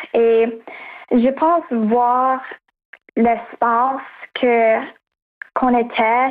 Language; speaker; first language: French; non-native, local second language; English